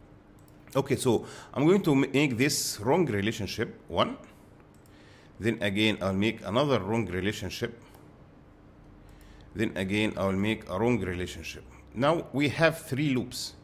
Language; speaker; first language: English; non-native, fluent; Arabic